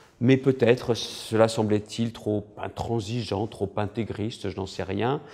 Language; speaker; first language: French; native; French